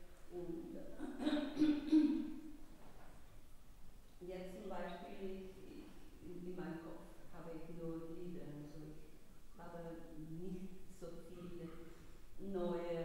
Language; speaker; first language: German; non-native, learner; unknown